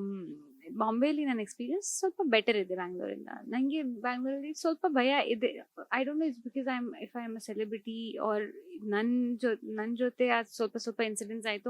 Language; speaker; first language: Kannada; non-native, local second language; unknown